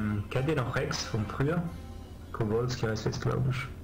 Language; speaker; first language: German; native; German